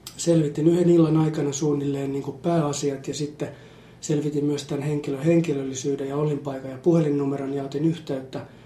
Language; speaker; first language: Finnish; native; Finnish